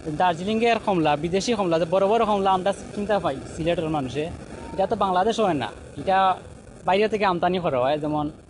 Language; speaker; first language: Bangla; native; Bangla